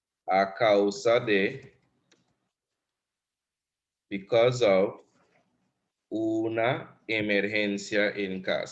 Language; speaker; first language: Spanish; non-native, fluent; English